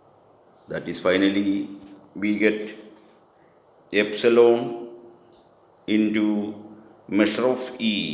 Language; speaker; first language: English; non-native, local second language; Malayalam